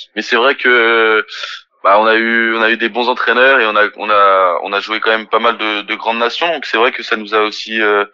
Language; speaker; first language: French; native; French